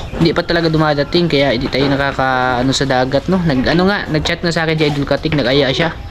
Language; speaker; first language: Filipino; non-native, local second language; Cebuano